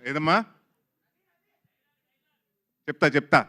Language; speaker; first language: Telugu; native; Telugu